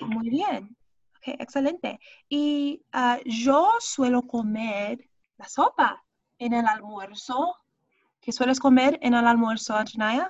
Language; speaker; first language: Spanish; non-native, fluent; English